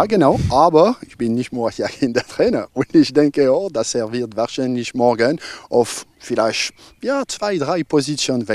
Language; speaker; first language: German; non-native, local second language; French